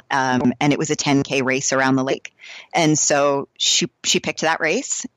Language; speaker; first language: English; native; English